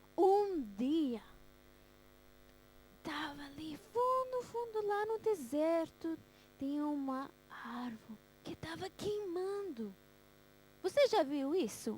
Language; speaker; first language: Portuguese; early bilingual, heritage; Portuguese